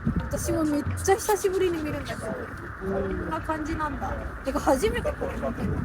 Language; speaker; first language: Japanese; non-native, fluent; Hindi